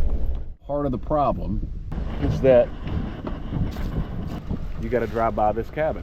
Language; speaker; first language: English; native; English